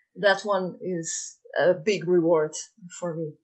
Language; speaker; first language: English; non-native, fluent; Portuguese